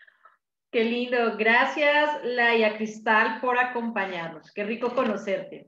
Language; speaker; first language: Spanish; native; Spanish